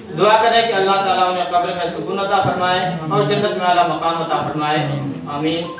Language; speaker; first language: Urdu; native; Urdu